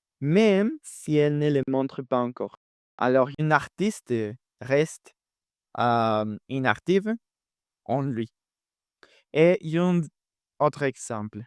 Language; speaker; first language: French; non-native, fluent; Spanish